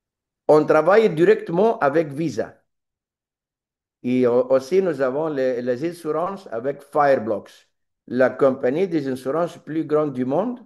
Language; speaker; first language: French; non-native, learner; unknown